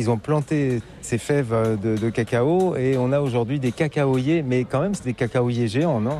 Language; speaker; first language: French; native; French